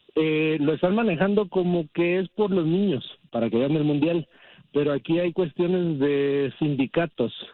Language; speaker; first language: Spanish; early bilingual, heritage; Spanish